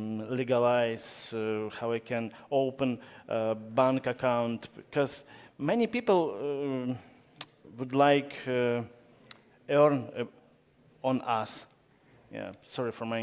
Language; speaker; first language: English; non-native, learner; Russian